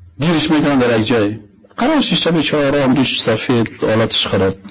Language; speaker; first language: Persian; native; Persian